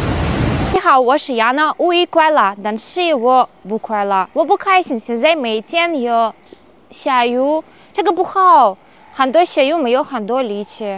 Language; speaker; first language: Chinese; non-native, learner; Ukrainian